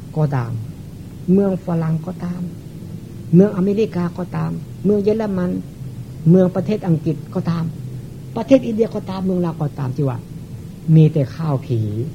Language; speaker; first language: Thai; native; Thai